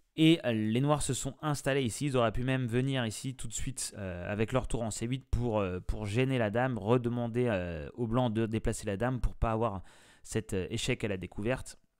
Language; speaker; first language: French; native; French